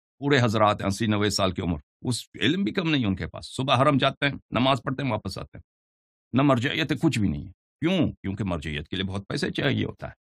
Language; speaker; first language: Urdu; non-native, fluent; Persian